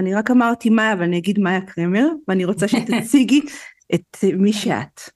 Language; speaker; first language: Hebrew; native; Hebrew